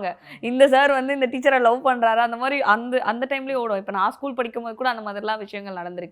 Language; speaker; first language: Tamil; native; Tamil